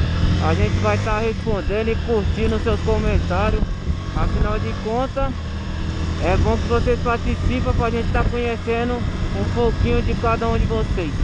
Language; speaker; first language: Portuguese; native; Portuguese